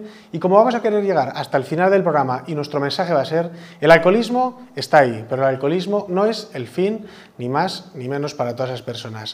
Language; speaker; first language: Spanish; native; Spanish